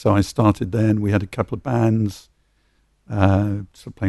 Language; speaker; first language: English; native; English